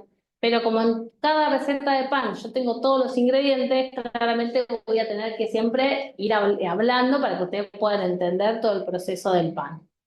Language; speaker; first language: Spanish; native; Spanish